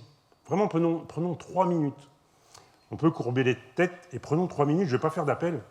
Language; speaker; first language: French; native; French